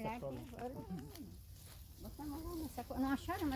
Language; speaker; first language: Portuguese; native; Portuguese